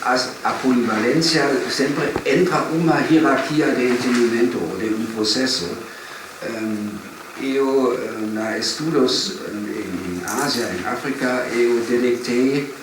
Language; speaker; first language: Portuguese; non-native, fluent; German